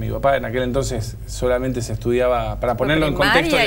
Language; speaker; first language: Spanish; native; Spanish